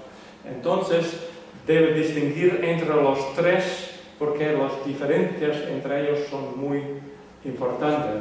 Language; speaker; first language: Spanish; non-native, learner; Western Frisian